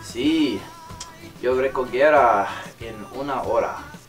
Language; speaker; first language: Spanish; non-native, learner; English